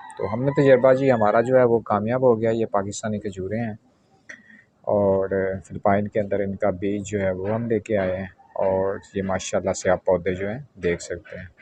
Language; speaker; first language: Urdu; non-native, local second language; Punjabi